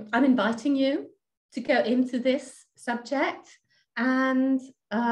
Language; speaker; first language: English; non-native, fluent; Danish